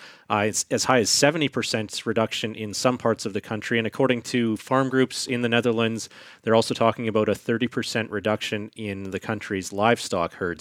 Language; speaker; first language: English; native; English